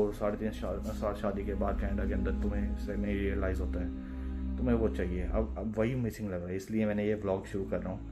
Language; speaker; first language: Hindi; non-native, local second language; Punjabi